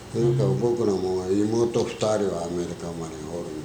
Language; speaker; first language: Japanese; native; Japanese